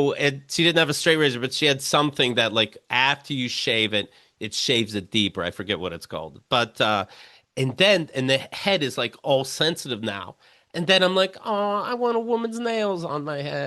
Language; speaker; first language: English; native; English